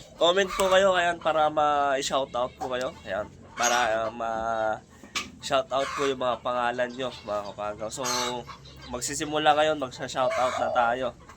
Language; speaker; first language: Filipino; non-native, local second language; Iloko